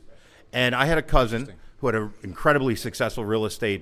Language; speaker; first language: English; native; English